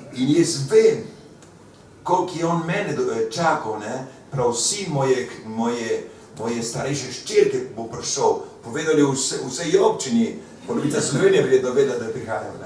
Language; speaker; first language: Slovenian; early bilingual, heritage; Slovenian